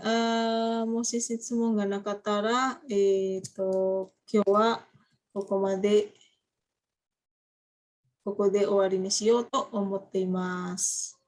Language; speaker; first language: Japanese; non-native, fluent; Indonesian